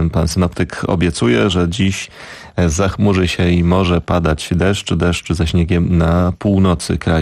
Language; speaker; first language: Polish; native; Polish